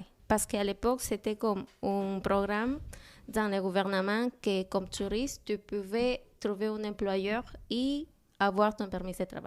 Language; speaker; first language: French; non-native, learner; Spanish